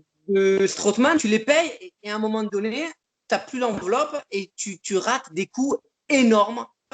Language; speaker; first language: French; native; French